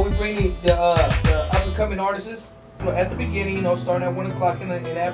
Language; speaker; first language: English; native; English